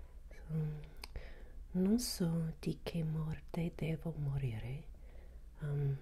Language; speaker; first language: Italian; non-native, learner; English